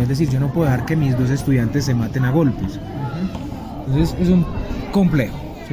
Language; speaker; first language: Spanish; native; Spanish